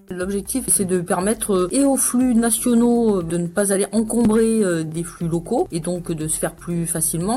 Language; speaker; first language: French; native; French